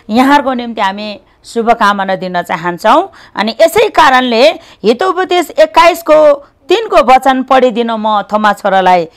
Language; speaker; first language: Nepali; native; Nepali